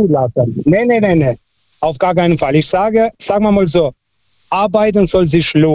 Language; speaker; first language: German; non-native, fluent; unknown